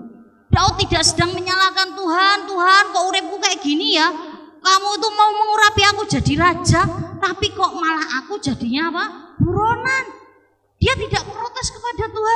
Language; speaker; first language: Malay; non-native, local second language; Javanese